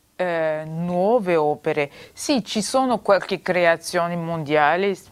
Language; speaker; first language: Italian; non-native, fluent; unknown